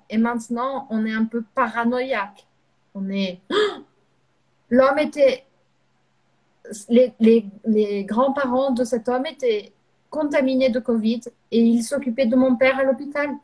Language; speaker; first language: French; non-native, fluent; Portuguese